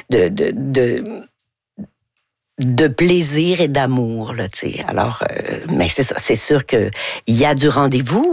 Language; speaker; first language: French; native; French